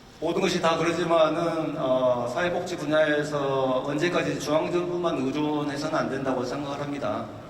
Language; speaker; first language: Korean; native; Korean